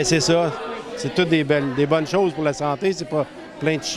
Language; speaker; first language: French; native; French